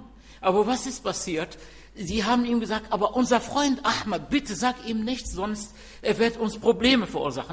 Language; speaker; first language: German; non-native, fluent; Arabic